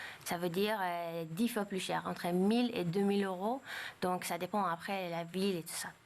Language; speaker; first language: French; non-native, fluent; Persian